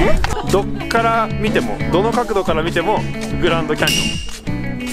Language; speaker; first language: Japanese; native; Japanese